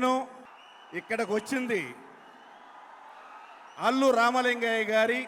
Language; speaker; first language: Telugu; native; Telugu